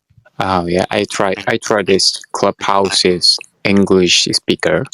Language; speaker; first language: English; non-native, learner; Korean